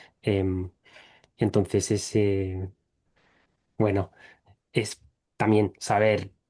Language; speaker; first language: Spanish; non-native, fluent; English